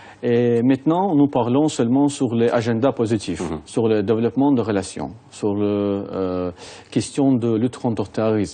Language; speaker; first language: French; non-native, fluent; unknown